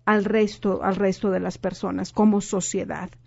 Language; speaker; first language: Spanish; native; Spanish